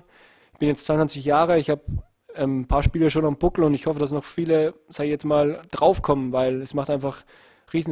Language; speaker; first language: German; native; German